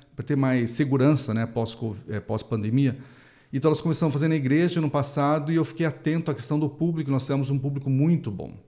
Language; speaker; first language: Portuguese; native; Portuguese